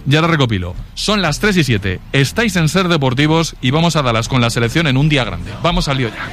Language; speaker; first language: Spanish; native; Spanish